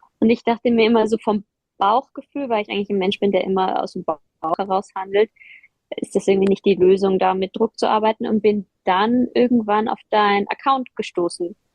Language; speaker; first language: German; native; German